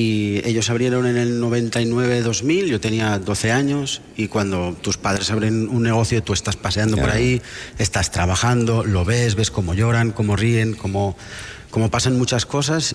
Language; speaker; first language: Spanish; non-native, local second language; Catalan